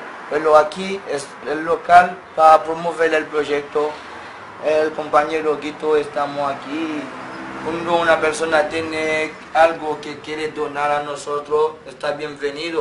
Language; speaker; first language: Spanish; non-native, fluent; Haitian Creole